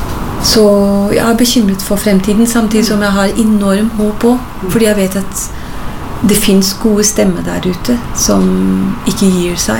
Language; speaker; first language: Norwegian; non-native, fluent; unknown